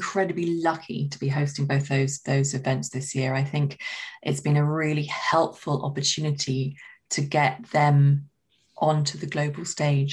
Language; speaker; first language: English; native; English